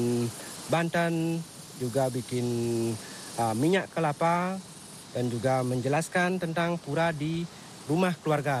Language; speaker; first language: Indonesian; non-native, local second language; Balinese